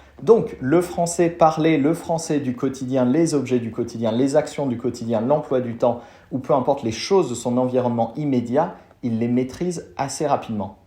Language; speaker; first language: French; native; French